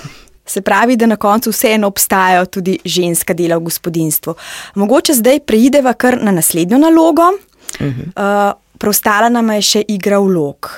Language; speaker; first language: Slovenian; native; Slovenian